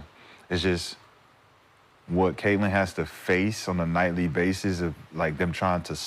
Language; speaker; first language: English; native; English